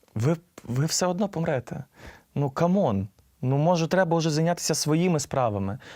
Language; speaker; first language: Ukrainian; native; Ukrainian